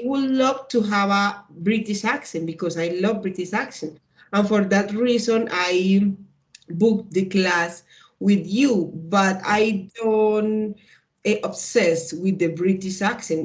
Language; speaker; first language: English; non-native, learner; Spanish